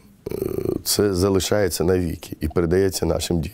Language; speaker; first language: Ukrainian; non-native, local second language; Romany